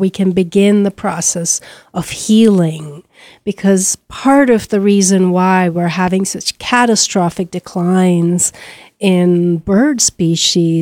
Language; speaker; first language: English; native; English